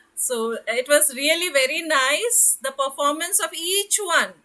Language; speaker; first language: English; non-native, local second language; Hindi